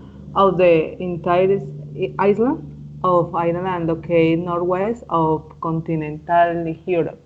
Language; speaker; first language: English; non-native, learner; Spanish